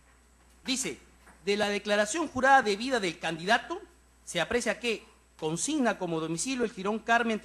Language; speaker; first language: Spanish; native; Spanish